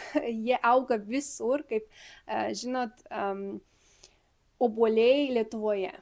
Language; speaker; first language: Lithuanian; early bilingual, other home language; Spanish